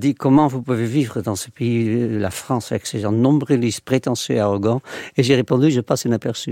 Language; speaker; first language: French; non-native, fluent; Dutch